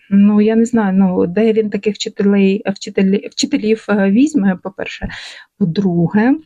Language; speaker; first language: Ukrainian; non-native, local second language; Russian